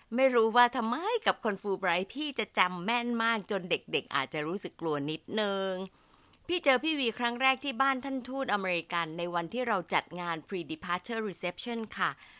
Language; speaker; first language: Thai; native; Thai